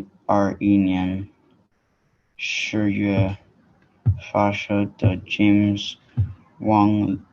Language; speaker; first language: Chinese; non-native, learner; English